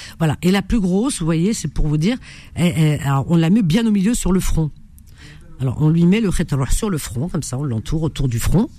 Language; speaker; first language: French; early bilingual, other home language; Arabic